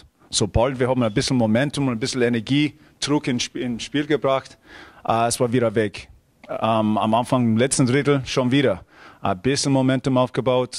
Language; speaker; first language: German; non-native, fluent; English